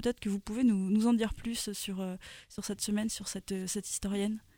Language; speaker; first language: French; native; French